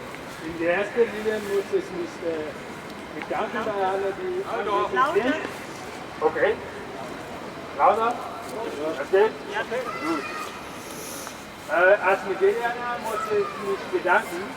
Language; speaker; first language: German; non-native, learner; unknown